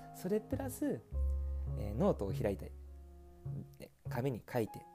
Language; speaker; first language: Japanese; native; Japanese